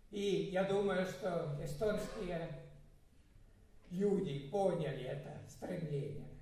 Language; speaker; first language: Russian; non-native, fluent; Estonian